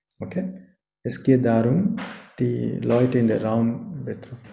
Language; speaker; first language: German; non-native, fluent; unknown